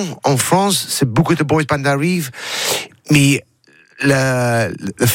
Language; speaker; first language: French; non-native, learner; English